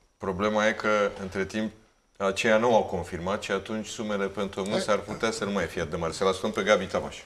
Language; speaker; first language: Romanian; native; Romanian